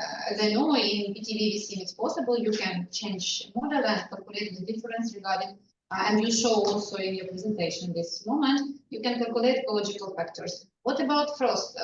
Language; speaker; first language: English; non-native, learner; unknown